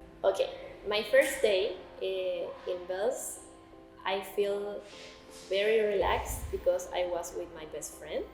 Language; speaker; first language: English; non-native, learner; Spanish